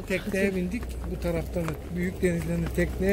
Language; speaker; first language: Turkish; native; Turkish